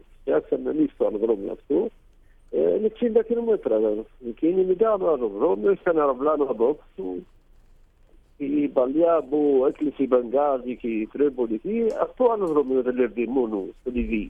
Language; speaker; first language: Greek; non-native, learner; Arabic